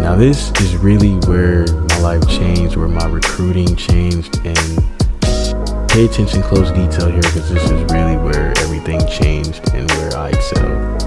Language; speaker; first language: English; native; English